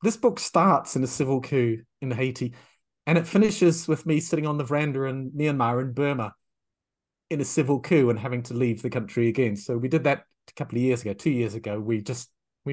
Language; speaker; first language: English; native; English